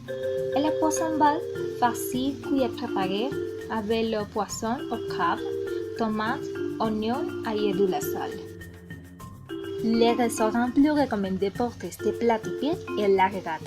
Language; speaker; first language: French; non-native, learner; Spanish